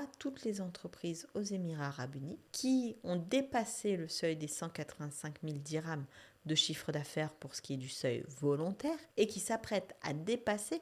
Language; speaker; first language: French; native; French